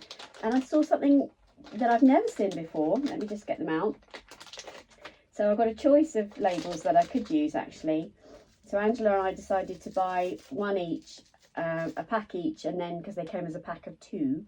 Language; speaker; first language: English; native; English